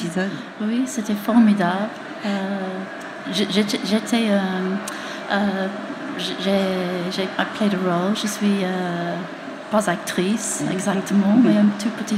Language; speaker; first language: French; non-native, fluent; English